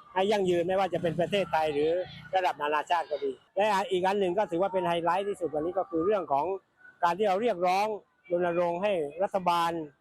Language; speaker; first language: Thai; native; Thai